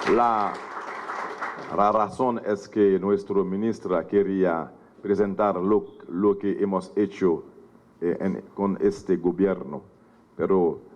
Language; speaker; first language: Spanish; non-native, learner; Haitian Creole